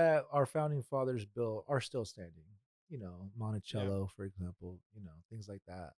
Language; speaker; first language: English; early bilingual, other home language; Spanish